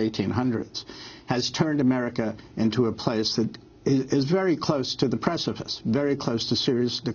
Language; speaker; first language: English; native; English